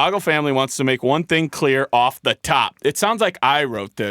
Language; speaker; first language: English; native; English